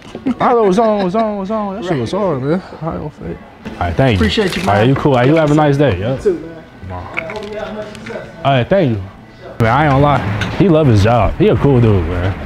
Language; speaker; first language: English; native; English